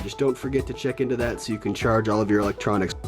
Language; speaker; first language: English; native; English